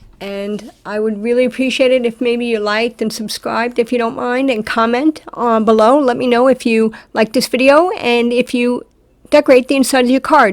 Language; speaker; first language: English; native; English